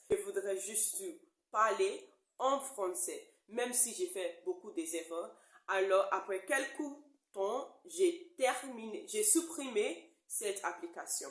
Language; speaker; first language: French; non-native, learner; English